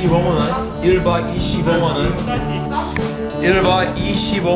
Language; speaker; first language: Korean; non-native, learner; English